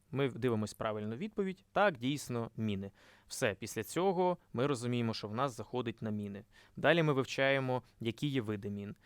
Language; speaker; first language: Ukrainian; non-native, local second language; Russian